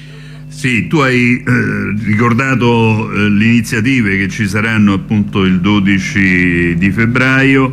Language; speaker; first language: Italian; native; Italian